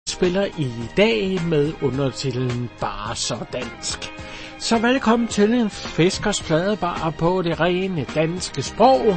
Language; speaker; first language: Danish; native; Danish